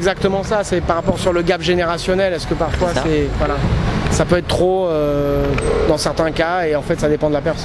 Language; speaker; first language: French; native; French